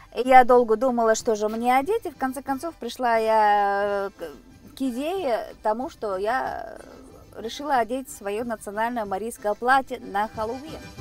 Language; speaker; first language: Russian; non-native, local second language; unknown